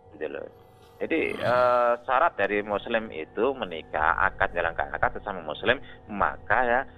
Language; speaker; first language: Indonesian; native; Indonesian